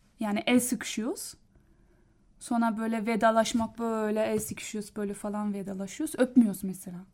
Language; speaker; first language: Turkish; non-native, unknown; German